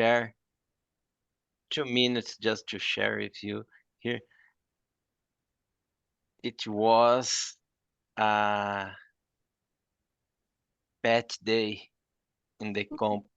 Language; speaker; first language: English; non-native, fluent; Portuguese